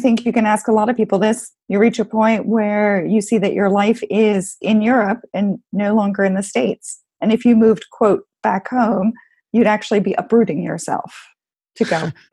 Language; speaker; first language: English; native; English